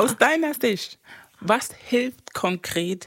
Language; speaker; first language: German; non-native, fluent; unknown